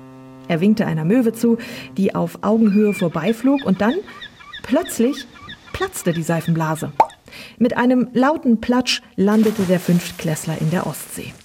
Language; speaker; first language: German; native; German